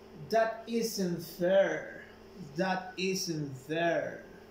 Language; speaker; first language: English; non-native, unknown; Spanish